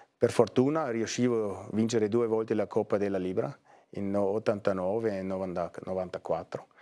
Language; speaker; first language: Italian; non-native, fluent; German